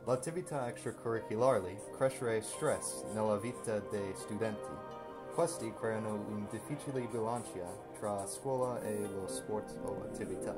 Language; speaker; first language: Italian; non-native, learner; English